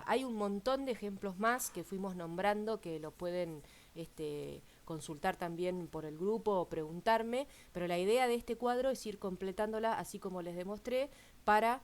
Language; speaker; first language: Spanish; native; Spanish